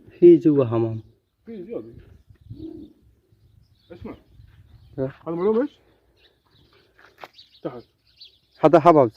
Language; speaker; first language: Arabic; non-native, learner; Bangla